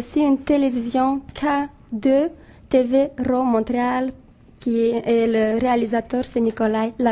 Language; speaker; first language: French; non-native, fluent; Romanian